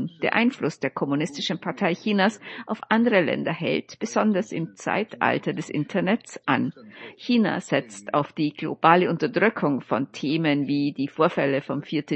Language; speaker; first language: German; native; German